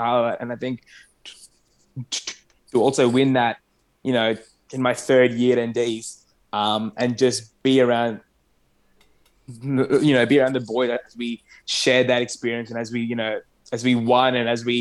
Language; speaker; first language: English; non-native, local second language; Arabic